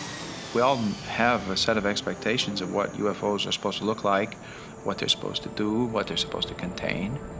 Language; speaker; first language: English; native; English